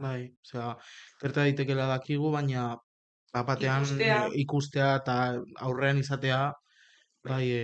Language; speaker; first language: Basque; non-native, local second language; Spanish